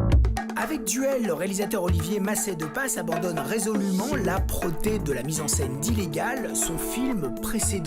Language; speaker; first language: French; native; French